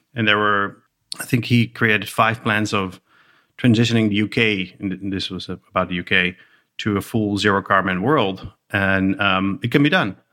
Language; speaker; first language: English; non-native, fluent; Dutch